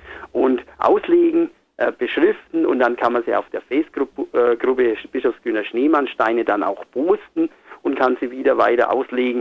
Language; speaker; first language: German; native; German